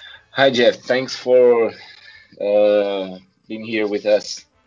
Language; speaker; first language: English; non-native, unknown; Portuguese